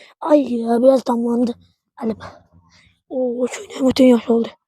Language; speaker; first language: Azerbaijani; non-native, local second language; Talysh